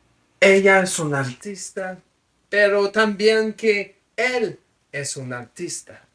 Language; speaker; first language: Spanish; non-native, fluent; French